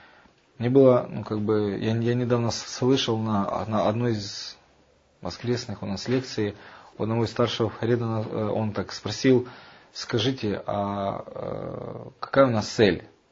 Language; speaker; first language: Russian; native; Russian